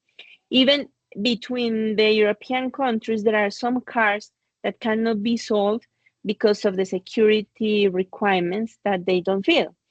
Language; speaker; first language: English; non-native, fluent; Spanish